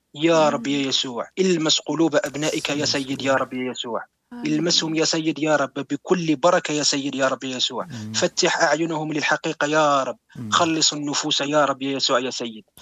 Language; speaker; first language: Arabic; non-native, local second language; Berber languages